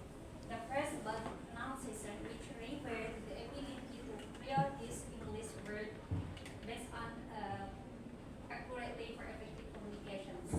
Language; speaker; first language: English; non-native, learner; Indonesian